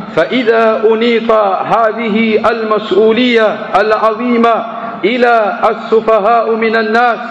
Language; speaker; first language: Arabic; non-native, fluent; Swahili